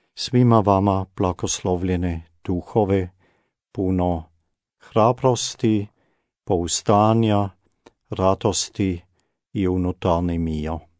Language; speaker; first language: Croatian; non-native, fluent; German